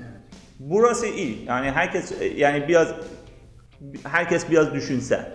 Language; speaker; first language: Turkish; non-native, learner; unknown